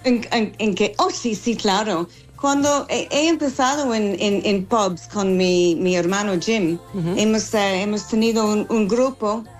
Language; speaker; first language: Spanish; non-native, fluent; English